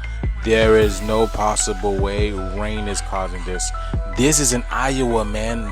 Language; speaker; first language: English; native; English